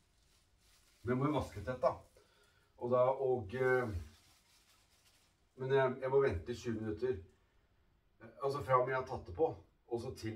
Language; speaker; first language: Norwegian; native; Norwegian